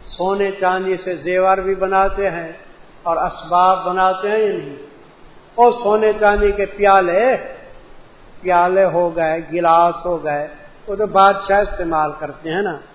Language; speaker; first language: Urdu; non-native, local second language; Punjabi